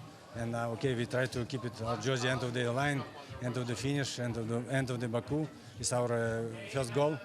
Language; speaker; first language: English; non-native, fluent; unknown